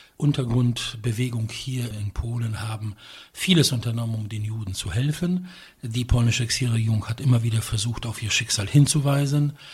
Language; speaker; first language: German; non-native, fluent; Polish